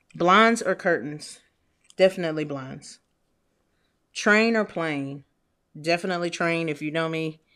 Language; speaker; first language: English; native; English